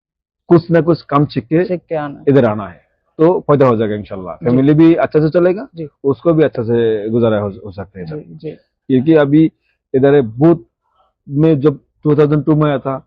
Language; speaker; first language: Hindi; non-native, local second language; Bangla